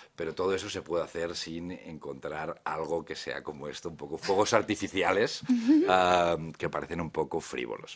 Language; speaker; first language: Spanish; native; Spanish